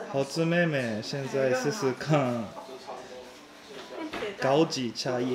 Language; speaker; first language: Japanese; native; Japanese